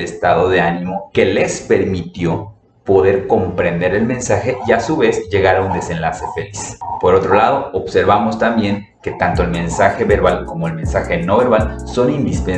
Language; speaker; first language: Spanish; native; Spanish